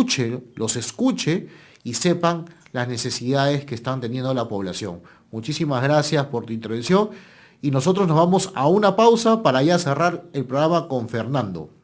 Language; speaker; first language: Spanish; native; Spanish